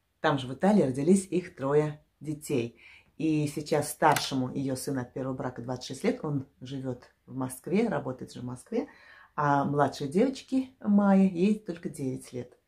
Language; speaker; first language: Russian; native; Russian